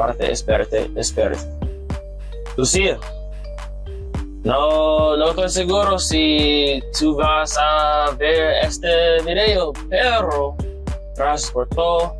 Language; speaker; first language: Spanish; non-native, learner; English